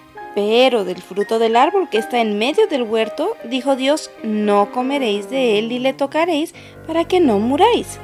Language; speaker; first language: Spanish; native; Spanish